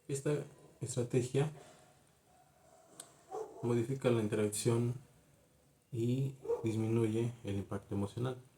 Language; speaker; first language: Spanish; native; Spanish